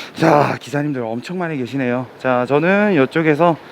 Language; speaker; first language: Korean; native; Korean